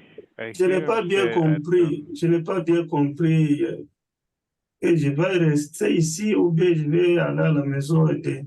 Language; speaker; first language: French; non-native, learner; Swahili